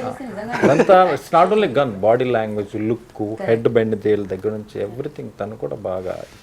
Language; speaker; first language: Telugu; native; Telugu